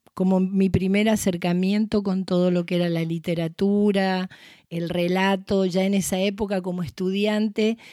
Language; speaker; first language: Spanish; native; Spanish